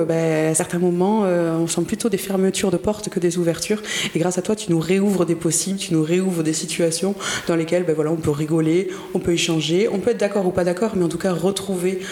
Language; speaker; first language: French; native; French